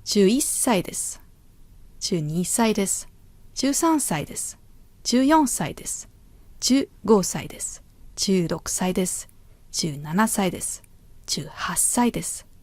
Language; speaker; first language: Japanese; non-native, fluent; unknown